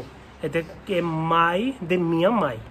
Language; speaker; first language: Portuguese; non-native, learner; Hindi